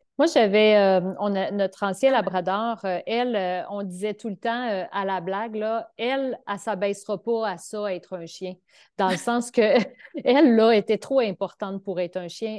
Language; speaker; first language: French; native; French